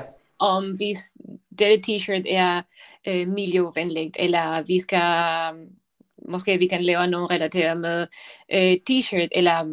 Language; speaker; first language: Danish; non-native, learner; Spanish